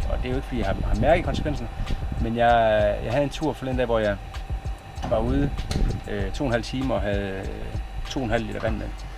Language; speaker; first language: Danish; native; Danish